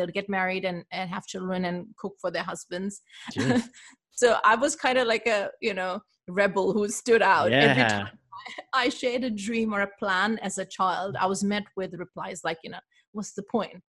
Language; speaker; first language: English; non-native, local second language; Urdu